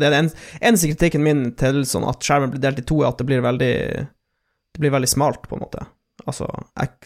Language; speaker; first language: Norwegian; native; Norwegian